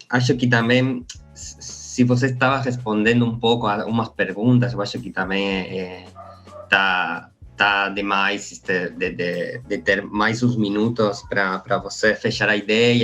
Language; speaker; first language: Portuguese; non-native, learner; Spanish